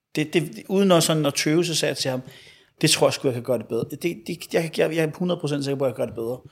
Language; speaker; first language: Danish; early bilingual, other home language; Arabic